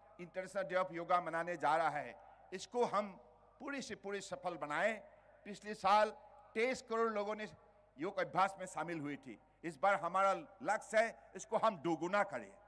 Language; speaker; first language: Hindi; native; Hindi